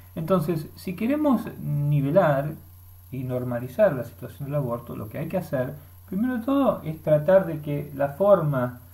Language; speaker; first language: Spanish; early bilingual, heritage; Spanish